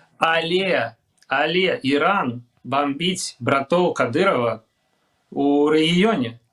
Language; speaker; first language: Belarusian; non-native, local second language; Russian